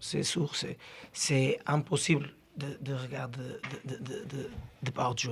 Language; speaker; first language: French; non-native, learner; Portuguese